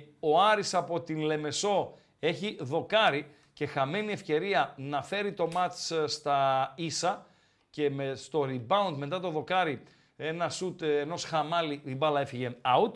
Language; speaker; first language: Greek; native; Greek